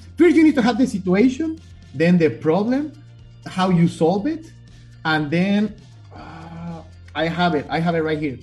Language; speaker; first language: English; non-native, fluent; Spanish